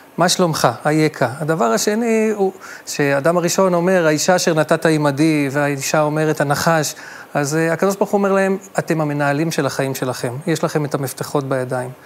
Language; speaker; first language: Hebrew; native; Hebrew